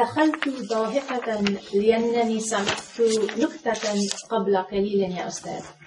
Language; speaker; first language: Arabic; non-native, learner; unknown